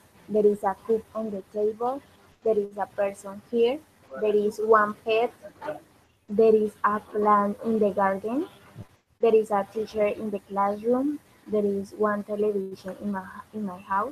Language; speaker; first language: English; non-native, learner; Spanish